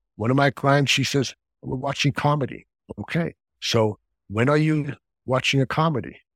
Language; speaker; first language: English; non-native, fluent; German